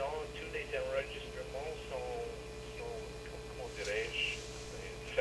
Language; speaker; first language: French; non-native, learner; English